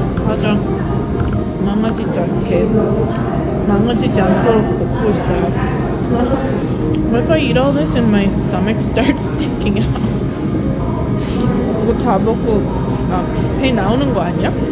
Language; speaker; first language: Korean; non-native, fluent; English